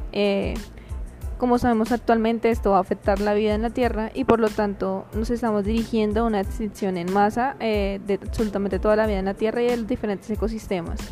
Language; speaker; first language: Spanish; native; Spanish